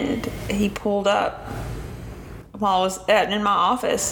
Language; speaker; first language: English; native; English